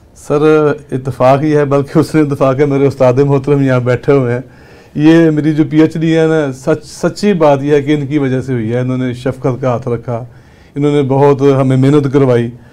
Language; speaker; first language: Urdu; non-native, local second language; Punjabi